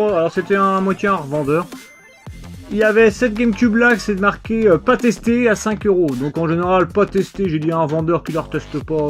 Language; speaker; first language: French; native; French